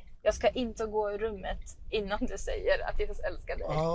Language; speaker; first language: Swedish; early bilingual, other home language; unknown